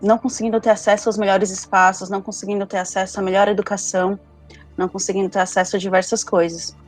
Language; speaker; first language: Portuguese; early bilingual, other home language; Spanish